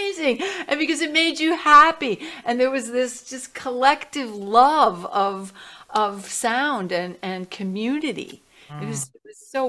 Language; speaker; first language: English; native; English